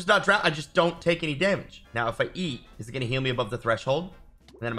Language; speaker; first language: English; native; English